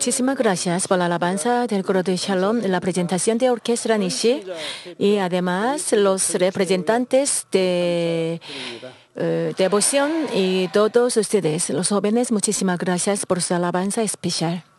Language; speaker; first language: Spanish; non-native, learner; Korean